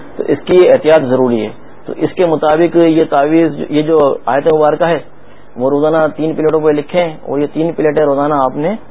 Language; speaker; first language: Urdu; native; Urdu